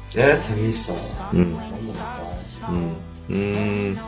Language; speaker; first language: Korean; non-native, learner; Chinese